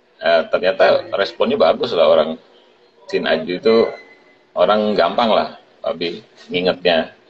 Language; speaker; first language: Indonesian; native; Indonesian